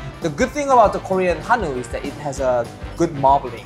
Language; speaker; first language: English; non-native, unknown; Korean